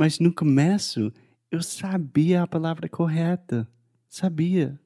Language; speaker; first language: Portuguese; non-native, fluent; English